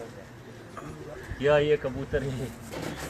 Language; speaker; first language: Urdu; non-native, learner; Arabic